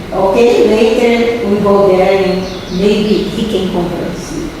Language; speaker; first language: English; non-native, fluent; Portuguese